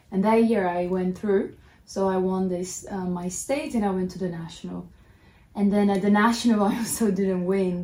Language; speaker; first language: English; non-native, fluent; Portuguese